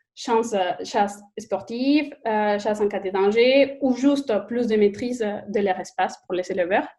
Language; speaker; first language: French; non-native, fluent; Spanish